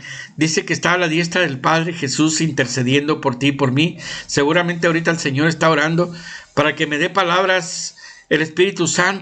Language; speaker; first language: Spanish; native; Spanish